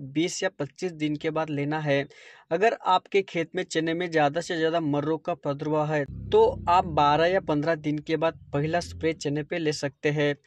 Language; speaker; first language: Hindi; non-native, local second language; Marathi